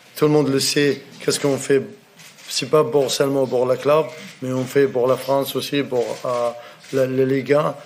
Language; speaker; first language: French; non-native, learner; Arabic